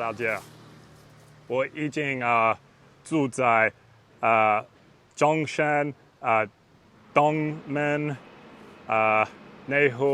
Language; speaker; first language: Chinese; non-native, learner; English